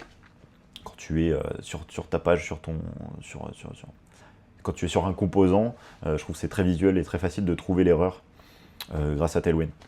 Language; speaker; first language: French; native; French